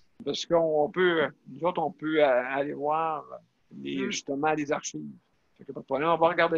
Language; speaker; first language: French; native; French